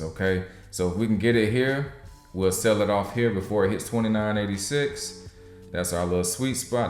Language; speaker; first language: English; native; English